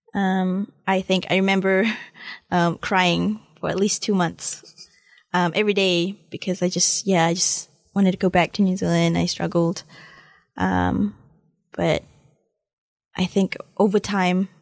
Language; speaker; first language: English; early bilingual, other home language; Malay